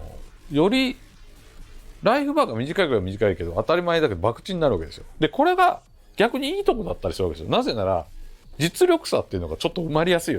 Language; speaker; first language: Japanese; native; Japanese